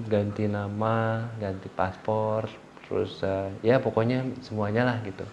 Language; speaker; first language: Indonesian; native; Indonesian